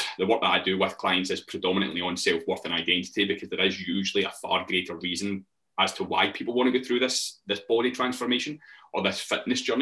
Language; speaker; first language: English; native; English